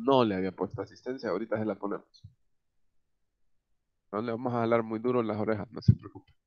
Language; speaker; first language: Spanish; native; Spanish